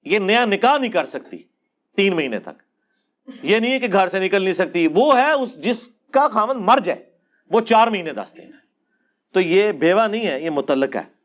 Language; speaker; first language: Urdu; non-native, local second language; Punjabi